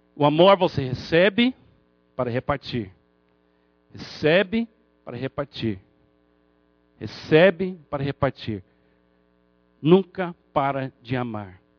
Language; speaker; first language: Portuguese; non-native, fluent; English